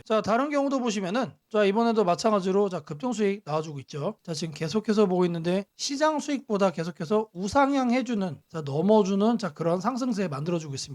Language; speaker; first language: Korean; native; Korean